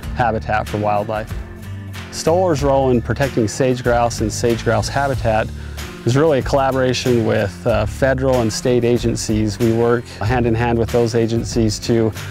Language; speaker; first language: English; native; English